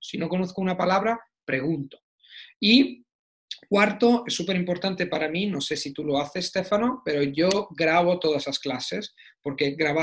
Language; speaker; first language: Spanish; non-native, fluent; Italian